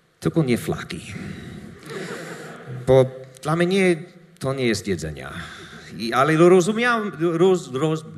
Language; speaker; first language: Polish; non-native, learner; English